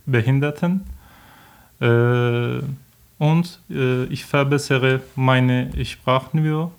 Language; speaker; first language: German; non-native, learner; Turkish